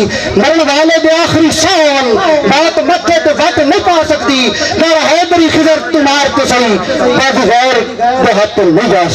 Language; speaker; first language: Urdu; non-native, local second language; Punjabi